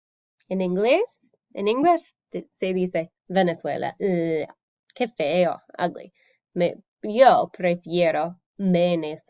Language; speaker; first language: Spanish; non-native, fluent; English